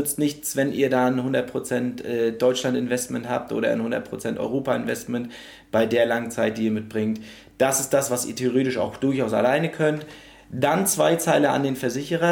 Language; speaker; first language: German; native; German